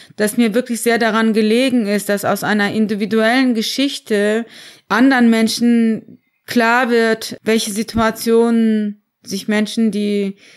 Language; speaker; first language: German; early bilingual, other home language; Turkish